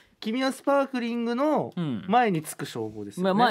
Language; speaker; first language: Japanese; native; Japanese